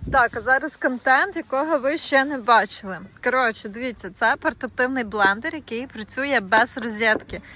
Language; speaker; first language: Ukrainian; native; Ukrainian